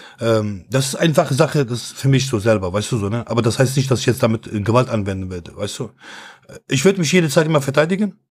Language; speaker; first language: German; early bilingual, other home language; Kurdish